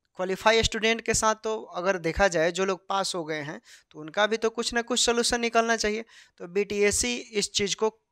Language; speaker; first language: Hindi; native; Hindi